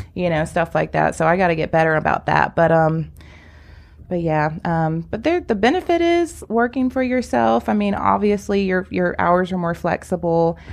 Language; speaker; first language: English; native; English